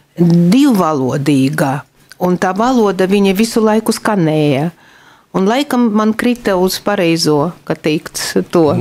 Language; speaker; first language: Latvian; early bilingual, other home language; Russian